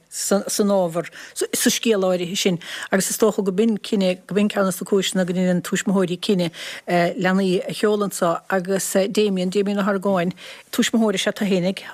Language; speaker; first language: Irish; native; Irish